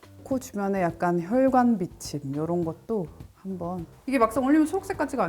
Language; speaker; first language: Korean; native; Korean